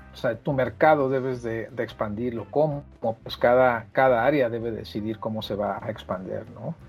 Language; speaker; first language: Spanish; native; Spanish